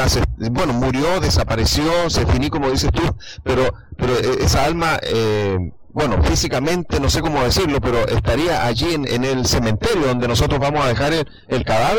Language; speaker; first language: Spanish; native; Spanish